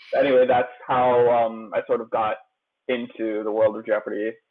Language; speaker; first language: English; native; English